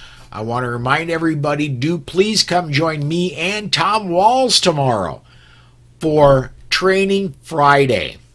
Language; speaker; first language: English; native; English